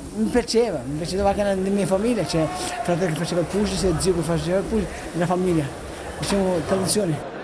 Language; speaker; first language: Italian; non-native, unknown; Arabic